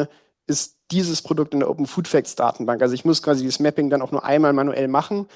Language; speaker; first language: German; native; German